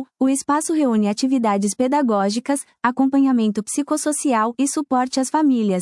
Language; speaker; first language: Portuguese; native; Portuguese